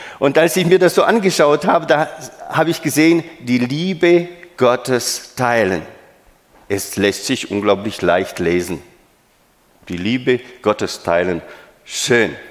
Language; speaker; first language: German; non-native, fluent; Romanian